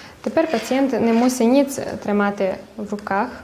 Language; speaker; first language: Ukrainian; early bilingual, heritage; Ukrainian